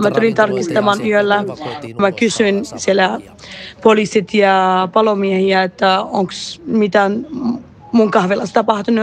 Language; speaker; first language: Finnish; early bilingual, other home language; Arabic